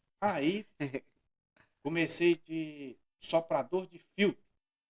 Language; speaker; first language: Portuguese; native; Portuguese